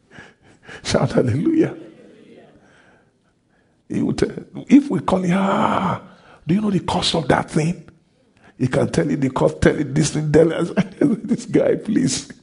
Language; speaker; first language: English; non-native, local second language; Yoruba